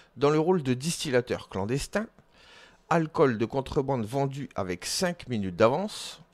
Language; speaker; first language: French; native; French